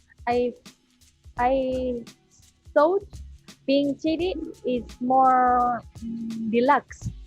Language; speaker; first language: English; non-native, fluent; Japanese